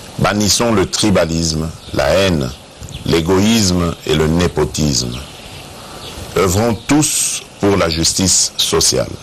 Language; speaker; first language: French; non-native, local second language; Luba-Lulua